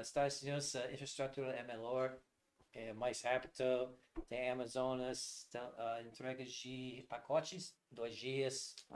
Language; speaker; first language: Portuguese; non-native, learner; English